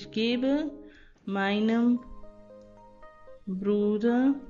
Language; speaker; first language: German; non-native, fluent; Hindi